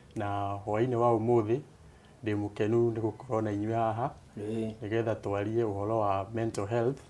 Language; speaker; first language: Kikuyu; non-native, local second language; Luo (Kenya and Tanzania)